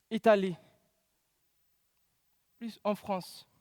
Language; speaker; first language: French; non-native, learner; Pashto